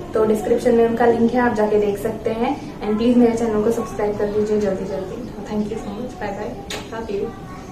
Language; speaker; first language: Hindi; non-native, local second language; Marathi